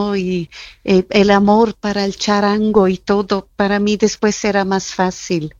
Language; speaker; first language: Spanish; non-native, fluent; German